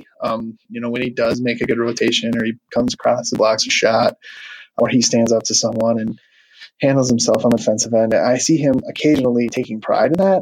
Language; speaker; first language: English; native; English